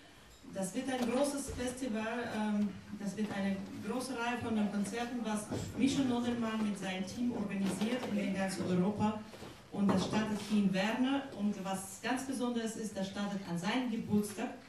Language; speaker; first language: German; non-native, fluent; Russian